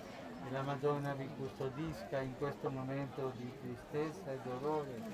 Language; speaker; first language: Italian; non-native, fluent; Spanish